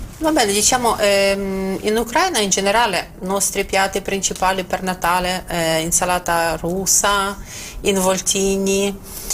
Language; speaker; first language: Italian; non-native, fluent; Ukrainian